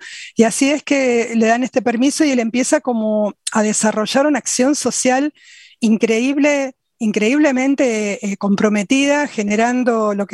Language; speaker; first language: Spanish; native; Spanish